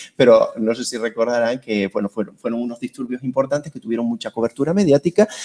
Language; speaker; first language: Spanish; native; Spanish